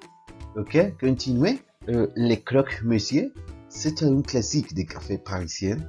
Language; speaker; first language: French; non-native, learner; Spanish